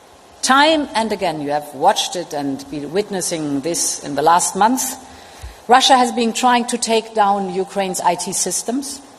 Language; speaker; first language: English; non-native, fluent; German